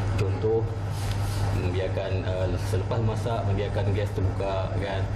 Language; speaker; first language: Malay; native; Malay